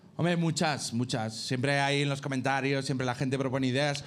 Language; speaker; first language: Spanish; native; Spanish